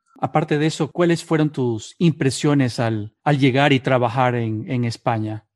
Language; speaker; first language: Spanish; native; Spanish